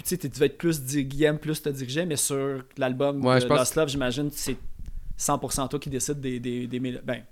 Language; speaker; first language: French; native; French